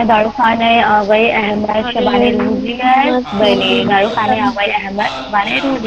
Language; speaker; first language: Persian; non-native, learner; Urdu